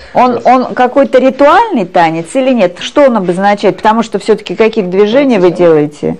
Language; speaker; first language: Russian; native; Russian